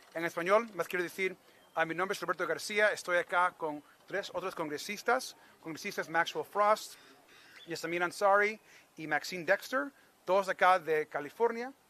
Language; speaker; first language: Spanish; early bilingual, heritage; Spanish